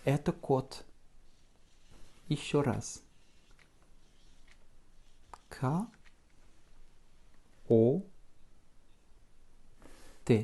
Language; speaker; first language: Russian; non-native, fluent; French